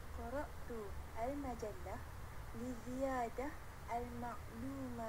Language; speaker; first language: Arabic; non-native, learner; Malay